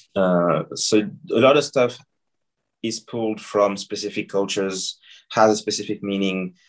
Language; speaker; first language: English; non-native, fluent; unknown